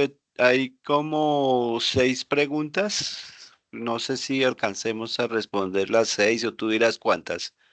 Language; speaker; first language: Spanish; native; Spanish